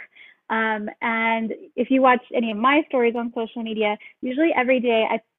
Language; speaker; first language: English; native; English